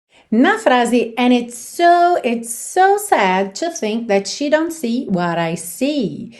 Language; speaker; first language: English; non-native, fluent; Portuguese